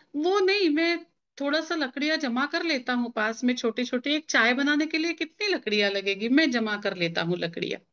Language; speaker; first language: Hindi; non-native, local second language; Marathi